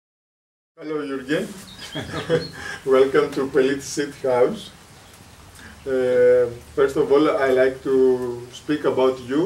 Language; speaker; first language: English; non-native, learner; Greek